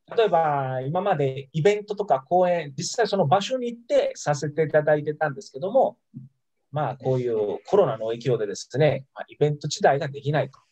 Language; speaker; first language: Japanese; non-native, fluent; Italian